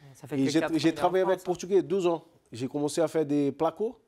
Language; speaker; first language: French; non-native, learner; Portuguese